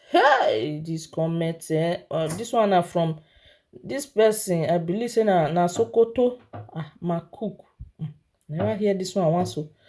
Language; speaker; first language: Nigerian Pidgin; non-native, local second language; Yoruba